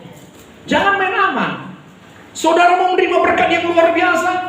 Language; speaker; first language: Indonesian; native; Indonesian